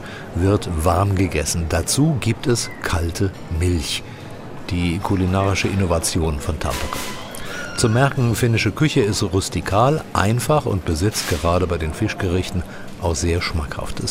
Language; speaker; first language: German; native; German